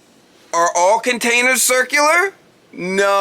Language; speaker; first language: English; native; English